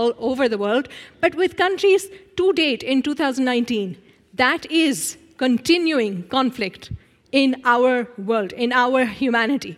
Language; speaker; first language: English; non-native, local second language; Urdu